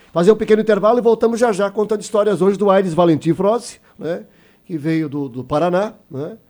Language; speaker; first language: Portuguese; native; Portuguese